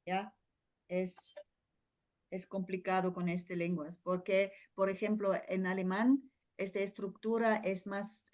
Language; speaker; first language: Spanish; non-native, fluent; German